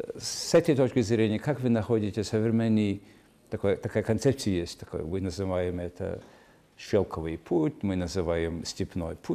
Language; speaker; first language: Russian; non-native, fluent; Mongolian